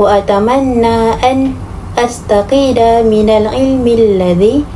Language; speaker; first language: Arabic; non-native, learner; Malay